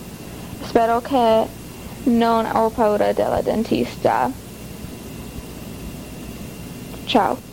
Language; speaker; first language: Italian; non-native, learner; English